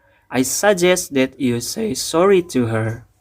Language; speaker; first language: English; non-native, fluent; Indonesian